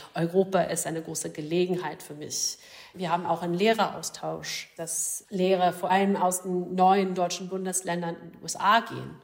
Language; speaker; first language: German; non-native, fluent; English